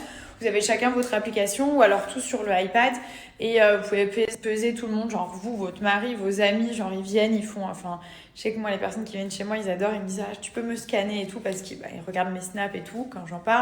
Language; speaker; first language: French; native; French